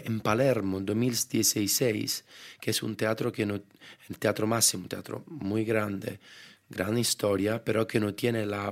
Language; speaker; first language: Spanish; non-native, fluent; Italian